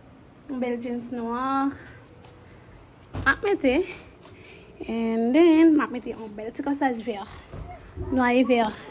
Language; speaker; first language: French; non-native, learner; Haitian Creole